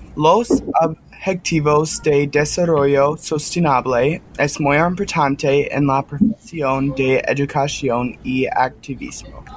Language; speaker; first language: Spanish; non-native, learner; English